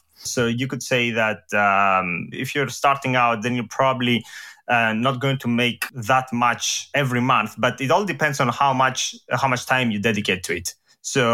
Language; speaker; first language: English; non-native, fluent; Greek